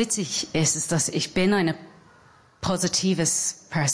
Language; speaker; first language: German; non-native, fluent; English